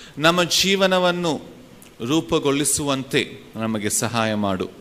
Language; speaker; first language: Kannada; non-native, local second language; Telugu